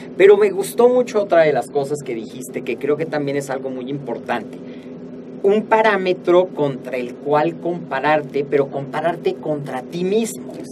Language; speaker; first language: Spanish; native; Spanish